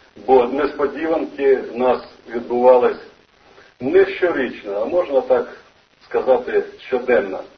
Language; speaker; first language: Ukrainian; non-native, local second language; Russian